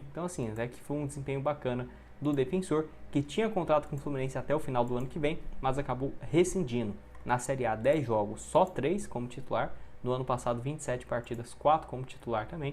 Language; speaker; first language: Portuguese; native; Portuguese